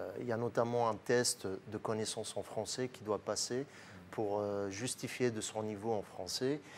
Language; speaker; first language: French; non-native, local second language; Arabic